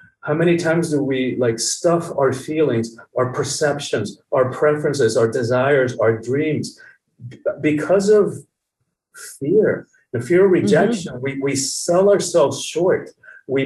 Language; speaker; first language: English; early bilingual, other home language; Spanish